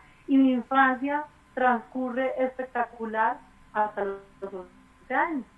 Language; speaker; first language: Spanish; native; Spanish